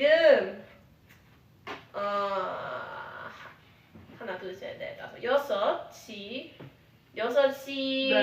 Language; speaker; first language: Korean; non-native, learner; English